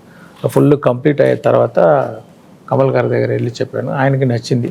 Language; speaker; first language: Telugu; non-native, local second language; Tamil